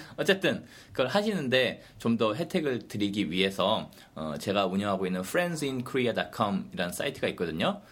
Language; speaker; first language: Korean; non-native, fluent; English